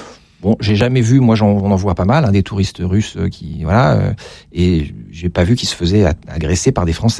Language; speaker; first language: French; native; French